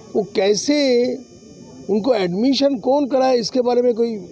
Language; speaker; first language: Hindi; non-native, local second language; Bangla